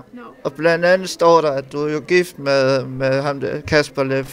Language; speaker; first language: Danish; native; Danish